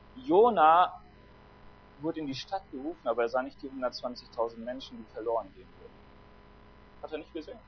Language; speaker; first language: German; native; German